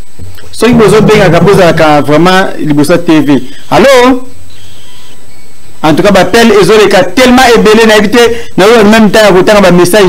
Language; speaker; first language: French; non-native, local second language; Lingala